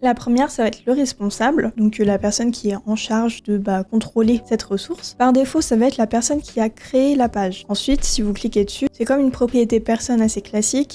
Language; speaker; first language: French; native; French